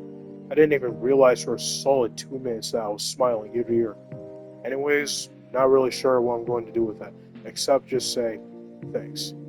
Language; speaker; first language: English; native; English